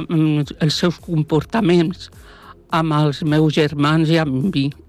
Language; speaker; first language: Catalan; non-native, local second language; Spanish